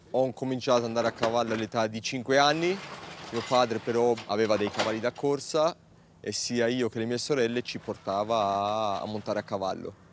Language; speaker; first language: Italian; early bilingual, other home language; German